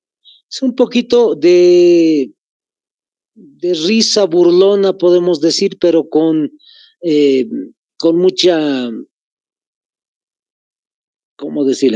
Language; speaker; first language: Spanish; native; Spanish